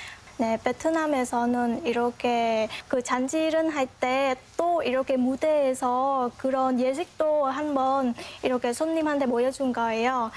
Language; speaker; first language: Korean; non-native, fluent; Vietnamese